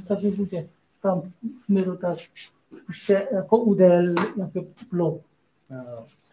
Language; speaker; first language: Czech; non-native, learner; Korean